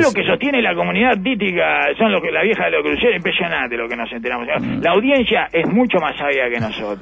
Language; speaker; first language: Spanish; native; Spanish